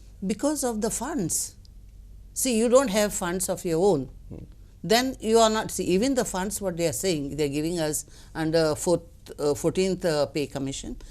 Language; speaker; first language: English; non-native, local second language; Konkani